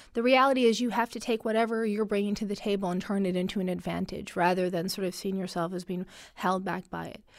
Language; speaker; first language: English; early bilingual, other home language; Arabic